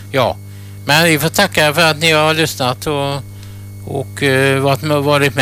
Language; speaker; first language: Swedish; native; Swedish